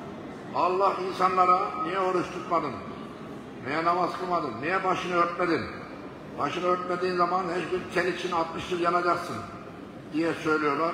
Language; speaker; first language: Turkish; native; Turkish